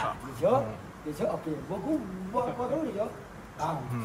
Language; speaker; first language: Japanese; non-native, learner; Thai